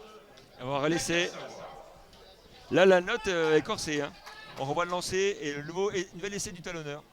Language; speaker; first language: French; native; French